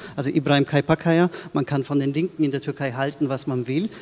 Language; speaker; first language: German; early bilingual, other home language; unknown